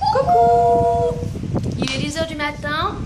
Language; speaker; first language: French; native; French